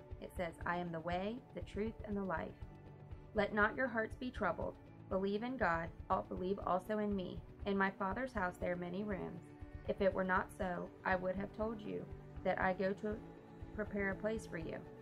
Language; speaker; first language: English; native; English